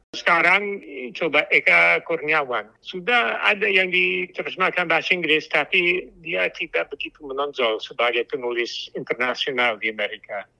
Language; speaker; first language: Indonesian; non-native, fluent; English